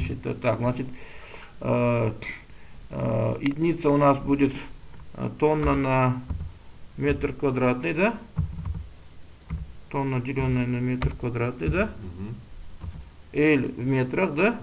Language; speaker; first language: Russian; native; Russian